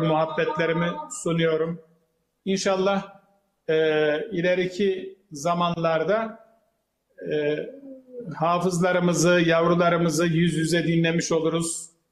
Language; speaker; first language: Turkish; native; Turkish